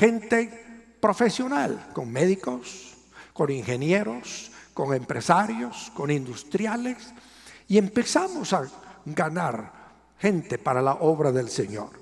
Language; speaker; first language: Spanish; native; Spanish